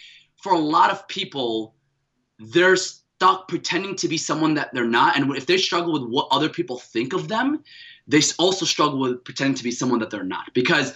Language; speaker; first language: English; native; English